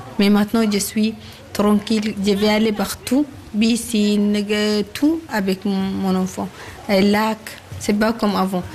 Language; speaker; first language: French; non-native, learner; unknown